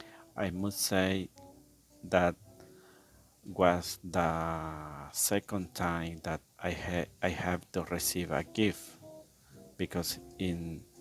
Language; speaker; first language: English; non-native, learner; Spanish